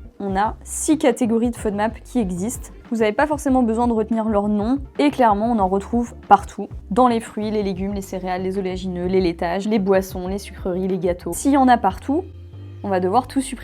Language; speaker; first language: French; native; French